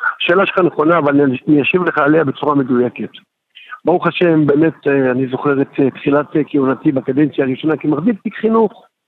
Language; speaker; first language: Hebrew; native; Hebrew